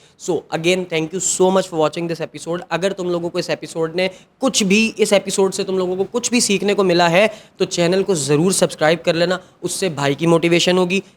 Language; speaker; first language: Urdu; non-native, local second language; Punjabi